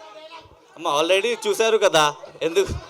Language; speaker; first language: Telugu; non-native, local second language; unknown